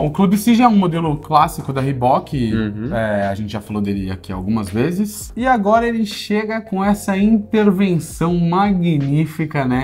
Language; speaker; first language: Portuguese; native; Portuguese